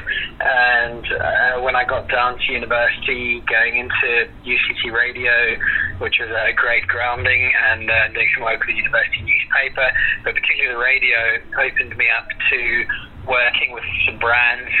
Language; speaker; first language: English; native; English